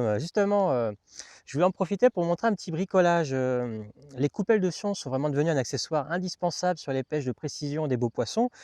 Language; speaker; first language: French; native; French